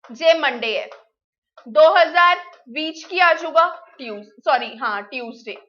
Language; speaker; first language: Hindi; non-native, local second language; Punjabi